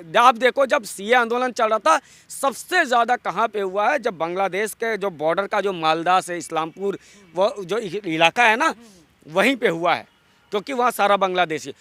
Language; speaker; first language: Hindi; non-native, local second language; Bangla